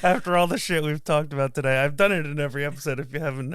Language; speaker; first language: English; native; English